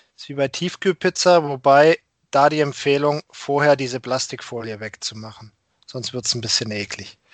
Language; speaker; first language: German; native; German